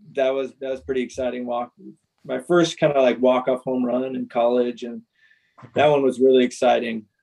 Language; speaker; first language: English; native; English